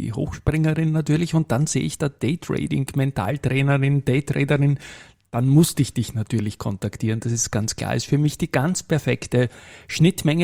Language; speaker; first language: German; native; German